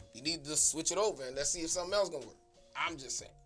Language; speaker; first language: English; native; English